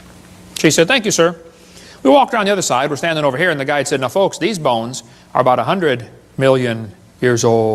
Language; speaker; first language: English; native; English